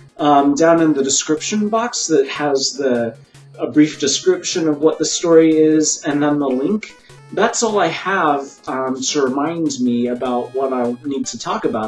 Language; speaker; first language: English; native; English